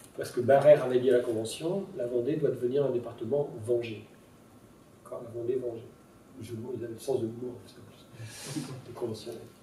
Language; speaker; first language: French; non-native, local second language; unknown